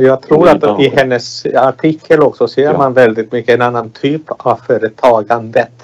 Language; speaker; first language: Swedish; non-native, fluent; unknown